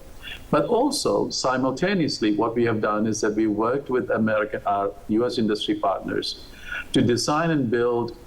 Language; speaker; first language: English; non-native, local second language; Malayalam